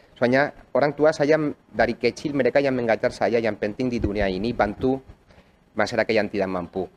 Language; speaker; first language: Indonesian; non-native, fluent; Catalan